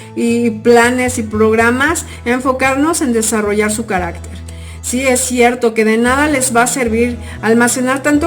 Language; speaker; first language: Spanish; native; Spanish